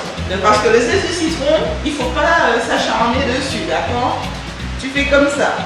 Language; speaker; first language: French; native; French